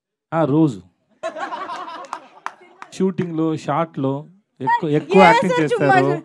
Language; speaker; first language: Telugu; non-native, learner; Tamil